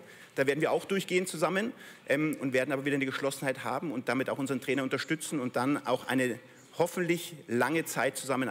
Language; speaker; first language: German; native; German